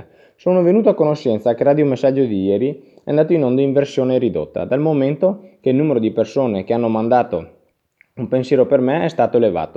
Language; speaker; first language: Italian; native; Italian